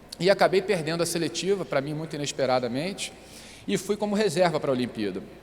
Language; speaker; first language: Portuguese; native; Portuguese